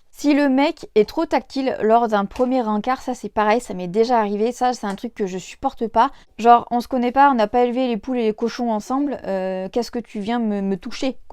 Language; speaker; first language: French; native; French